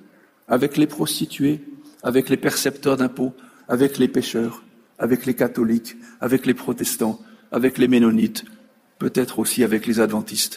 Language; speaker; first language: French; native; French